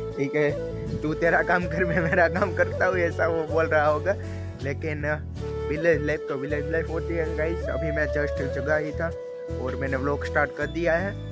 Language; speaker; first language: Hindi; non-native, local second language; Gujarati